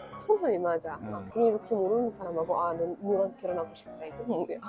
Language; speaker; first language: Korean; non-native, fluent; Arabic